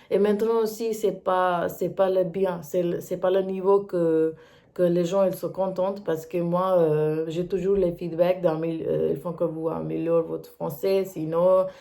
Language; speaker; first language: French; non-native, learner; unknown